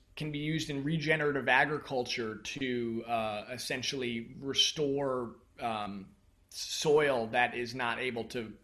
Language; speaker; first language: English; native; English